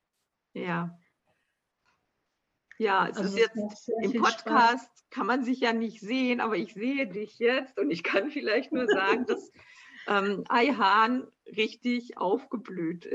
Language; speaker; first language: German; native; German